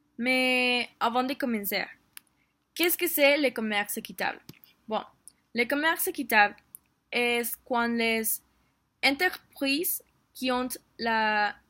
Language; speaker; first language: French; non-native, learner; Spanish